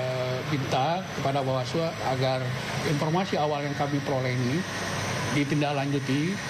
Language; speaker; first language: Indonesian; native; Indonesian